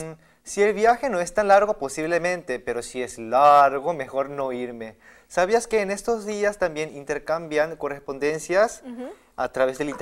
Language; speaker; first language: Spanish; non-native, fluent; Korean